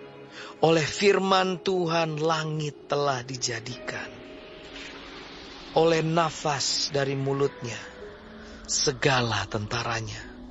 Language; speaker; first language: Indonesian; native; Indonesian